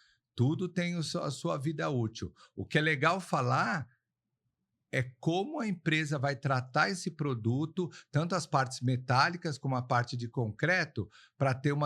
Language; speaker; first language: Portuguese; native; Portuguese